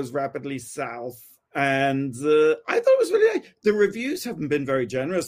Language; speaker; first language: English; native; English